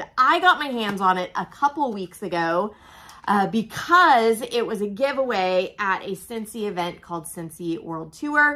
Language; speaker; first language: English; native; English